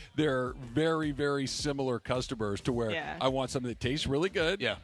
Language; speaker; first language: English; native; English